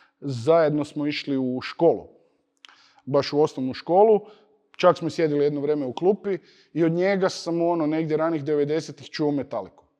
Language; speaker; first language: Croatian; native; Croatian